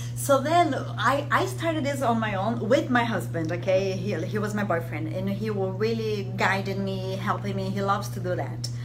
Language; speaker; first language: English; non-native, fluent; Portuguese